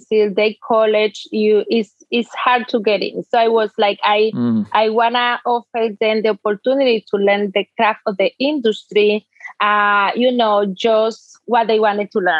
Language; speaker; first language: English; non-native, fluent; Spanish